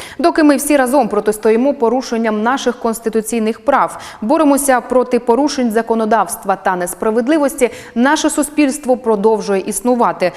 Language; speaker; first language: Ukrainian; native; Ukrainian